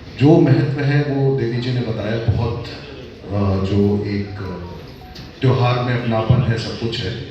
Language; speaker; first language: Hindi; native; Hindi